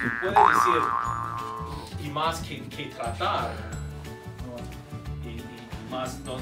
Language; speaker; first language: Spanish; non-native, learner; English